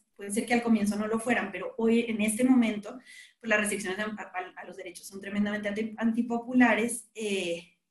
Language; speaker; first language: Spanish; native; Spanish